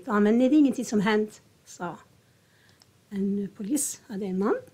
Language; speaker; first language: Swedish; non-native, learner; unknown